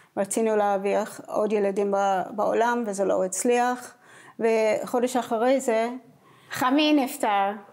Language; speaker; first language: Hebrew; non-native, fluent; English